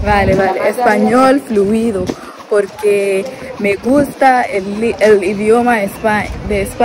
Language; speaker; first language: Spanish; non-native, learner; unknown